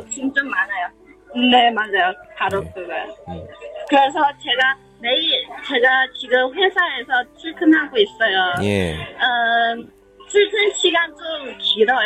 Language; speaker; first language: Korean; non-native, learner; Chinese